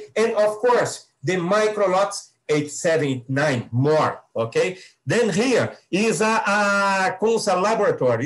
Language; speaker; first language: English; non-native, learner; Portuguese